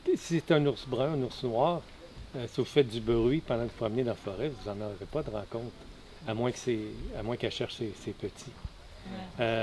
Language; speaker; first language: French; native; French